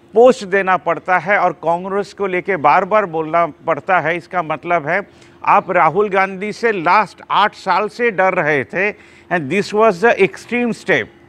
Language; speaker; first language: Hindi; non-native, local second language; Bangla